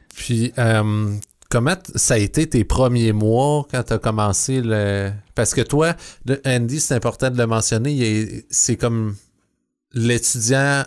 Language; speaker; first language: French; native; French